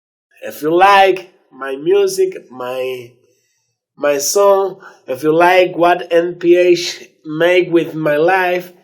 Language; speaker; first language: English; non-native, learner; Spanish